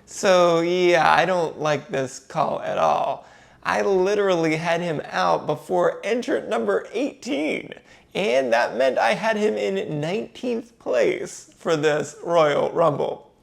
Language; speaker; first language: English; native; English